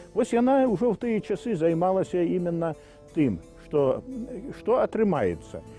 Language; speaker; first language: Belarusian; native; Belarusian